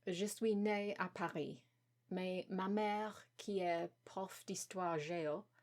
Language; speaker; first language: French; non-native, learner; English